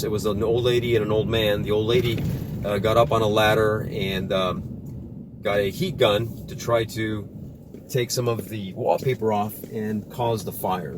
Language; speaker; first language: English; native; English